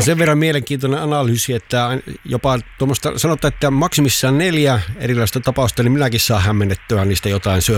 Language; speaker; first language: Finnish; native; Finnish